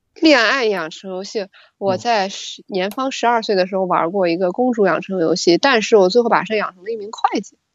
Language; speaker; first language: Chinese; native; Chinese